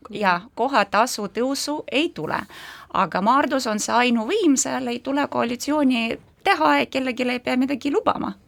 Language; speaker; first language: Estonian; non-native, local second language; Russian